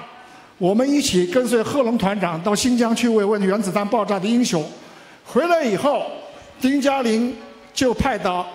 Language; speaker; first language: Chinese; native; Chinese